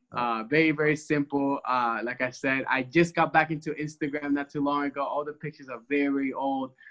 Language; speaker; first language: English; early bilingual, other home language; Spanish